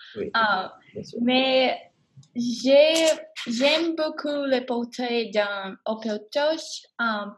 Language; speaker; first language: French; non-native, learner; English